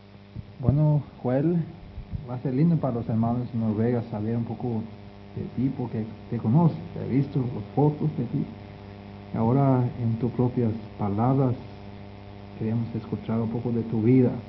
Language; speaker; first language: Spanish; non-native, fluent; Norwegian